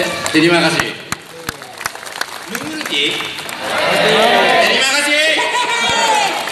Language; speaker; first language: Indonesian; non-native, learner; Japanese